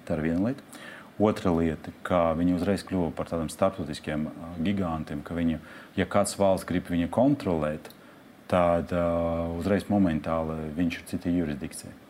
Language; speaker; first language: Latvian; non-native, local second language; Russian